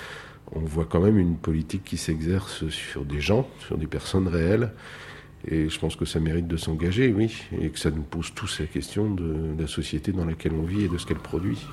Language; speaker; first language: French; native; French